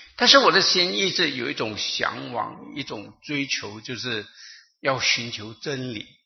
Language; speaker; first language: Chinese; native; Chinese